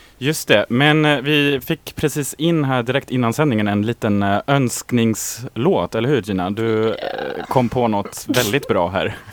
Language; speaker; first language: Swedish; native; Swedish